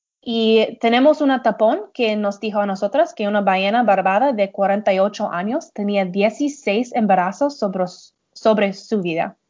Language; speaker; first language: Spanish; non-native, learner; English